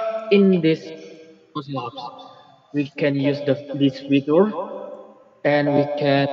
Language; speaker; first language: English; non-native, learner; Indonesian